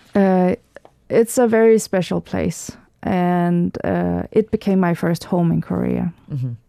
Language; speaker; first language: English; early bilingual, heritage; Danish